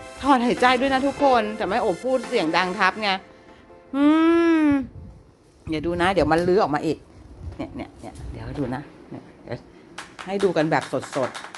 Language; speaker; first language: Thai; native; Thai